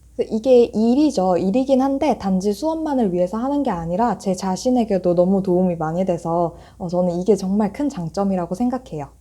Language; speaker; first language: Korean; native; Korean